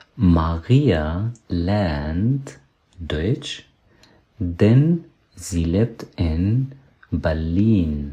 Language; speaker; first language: German; non-native, fluent; Persian